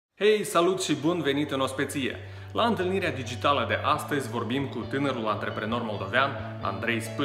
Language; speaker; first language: Romanian; native; Romanian